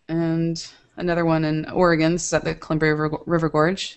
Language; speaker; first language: English; native; English